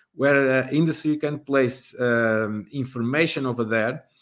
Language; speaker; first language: English; non-native, fluent; Portuguese